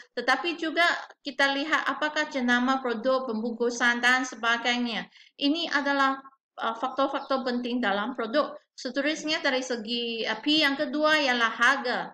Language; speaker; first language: Malay; non-native, local second language; Chinese